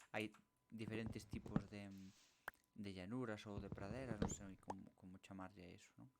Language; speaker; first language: Galician; non-native, local second language; Spanish